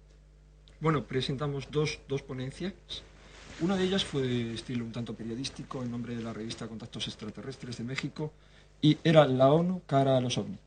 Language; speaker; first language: Spanish; native; Spanish